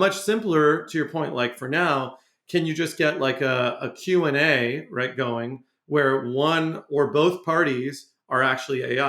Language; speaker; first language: English; native; English